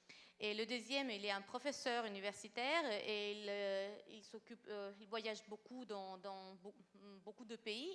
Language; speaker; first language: French; non-native, fluent; Italian